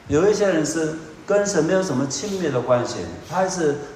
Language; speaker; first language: Chinese; non-native, fluent; Korean